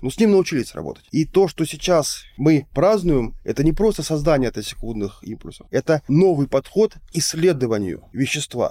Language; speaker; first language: Russian; native; Russian